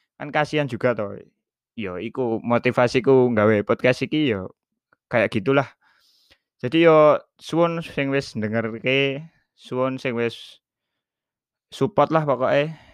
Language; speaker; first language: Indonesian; native; Indonesian